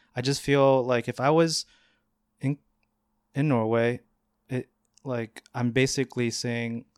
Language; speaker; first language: English; native; English